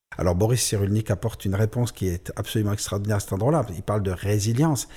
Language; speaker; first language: French; native; French